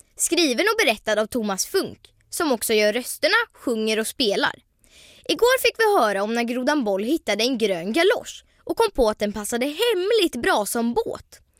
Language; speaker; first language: Swedish; native; Swedish